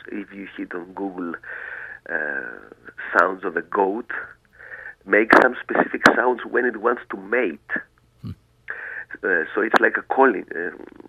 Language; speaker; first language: English; non-native, fluent; Greek